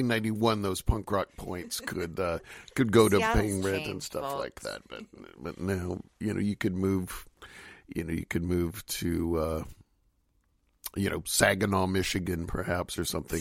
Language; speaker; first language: English; native; English